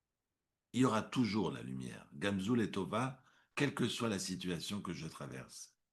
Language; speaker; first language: French; native; French